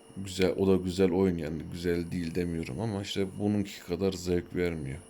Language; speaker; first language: Turkish; early bilingual, heritage; Turkish